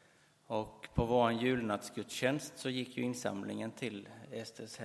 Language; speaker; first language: Swedish; native; Swedish